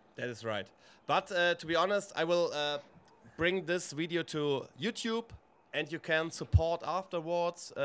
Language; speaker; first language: English; non-native, fluent; German